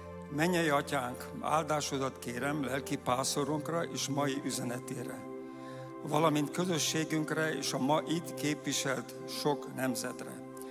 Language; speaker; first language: Hungarian; early bilingual, heritage; Hungarian